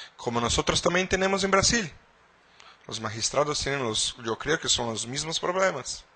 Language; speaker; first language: Spanish; non-native, fluent; Portuguese